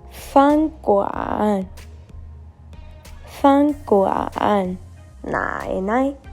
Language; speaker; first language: Chinese; non-native, learner; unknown